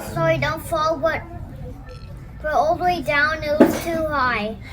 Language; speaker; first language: English; early bilingual, other home language; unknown